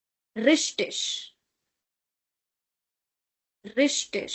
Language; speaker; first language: German; non-native, fluent; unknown